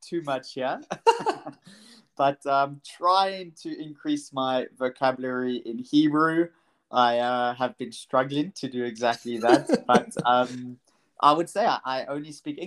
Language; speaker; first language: English; native; English